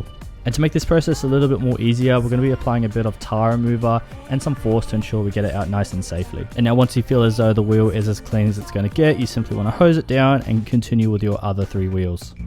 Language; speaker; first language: English; native; English